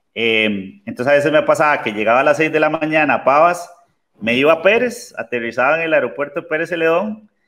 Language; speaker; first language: Spanish; native; Spanish